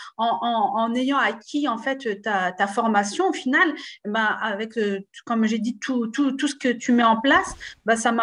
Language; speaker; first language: French; native; French